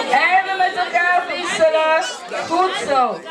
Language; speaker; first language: Dutch; non-native, fluent; Lingala